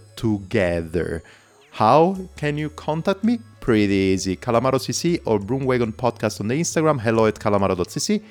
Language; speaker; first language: English; non-native, fluent; Italian